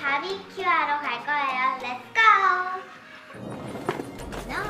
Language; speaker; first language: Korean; early bilingual, heritage; Korean